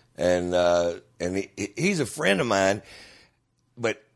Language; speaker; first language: English; native; English